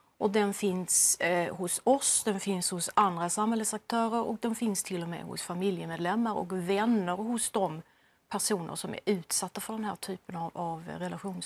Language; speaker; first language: Swedish; native; Swedish